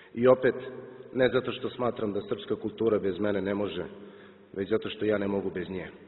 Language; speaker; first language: Serbian; native; Serbian